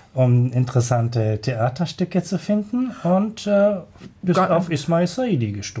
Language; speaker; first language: German; native; German